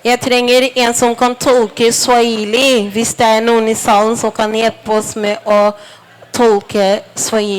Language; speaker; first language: Swedish; non-native, fluent; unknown